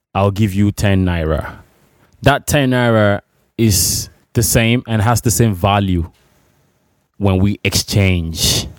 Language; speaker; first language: English; non-native, local second language; Igbo